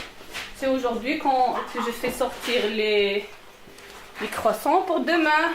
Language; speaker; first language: French; native; French